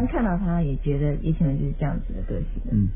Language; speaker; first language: Chinese; native; Chinese